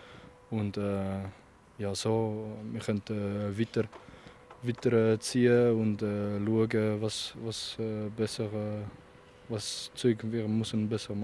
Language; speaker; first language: German; non-native, local second language; French